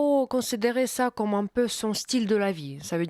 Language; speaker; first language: French; non-native, fluent; Russian